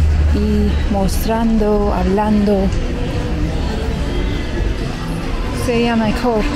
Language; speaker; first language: Spanish; non-native, learner; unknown